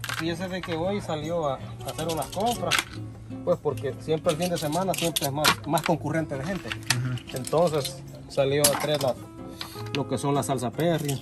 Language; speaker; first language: Spanish; native; Spanish